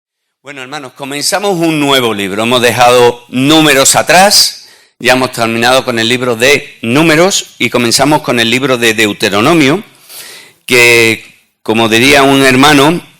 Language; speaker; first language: Spanish; native; Spanish